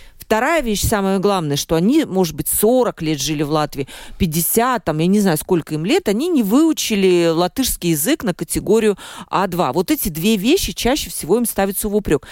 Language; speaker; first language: Russian; native; Russian